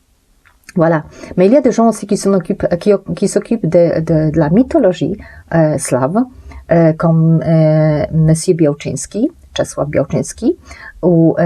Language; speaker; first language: French; non-native, fluent; Polish